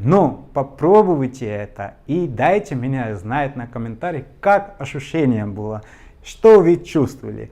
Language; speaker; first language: Russian; non-native, learner; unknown